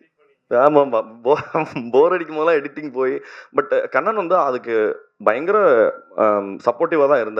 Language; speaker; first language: Tamil; native; Tamil